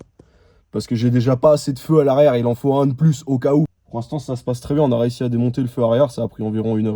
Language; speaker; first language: French; native; French